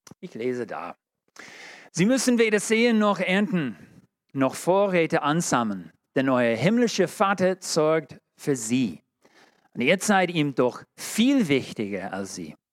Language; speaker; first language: German; non-native, fluent; English